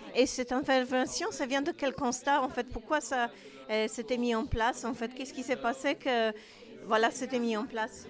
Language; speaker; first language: French; non-native, fluent; Polish